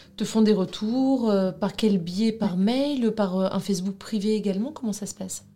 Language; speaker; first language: French; native; French